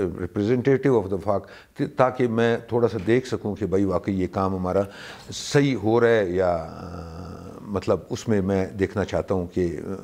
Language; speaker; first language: Urdu; native; Urdu